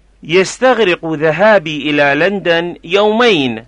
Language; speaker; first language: Arabic; non-native, fluent; Persian